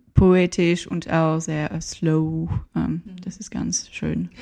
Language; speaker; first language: German; non-native, learner; French